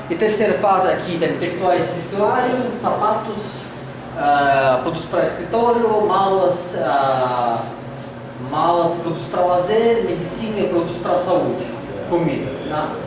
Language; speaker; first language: Portuguese; non-native, learner; Russian